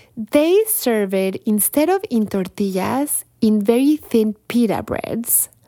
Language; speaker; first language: English; non-native, fluent; Spanish